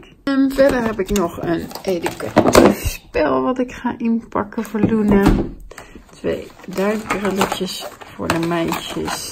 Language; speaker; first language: Dutch; native; Dutch